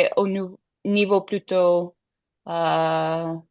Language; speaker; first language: French; non-native, fluent; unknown